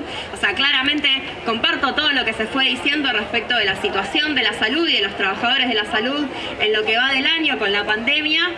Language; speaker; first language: Spanish; native; Spanish